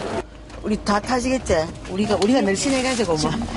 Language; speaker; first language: Korean; native; Korean